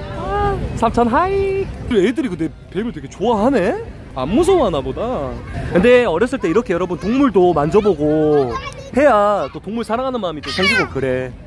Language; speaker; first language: Korean; native; Korean